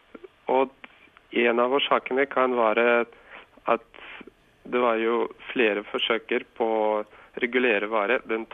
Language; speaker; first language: Norwegian; non-native, fluent; Russian